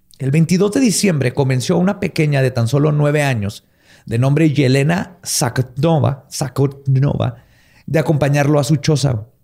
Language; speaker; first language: Spanish; native; Spanish